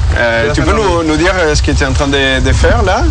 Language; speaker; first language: French; native; French